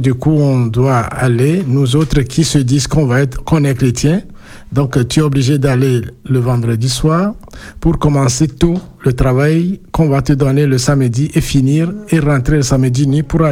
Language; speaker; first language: French; non-native, local second language; Ewe